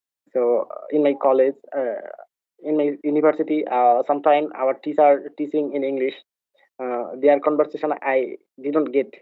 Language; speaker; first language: English; non-native, learner; Bangla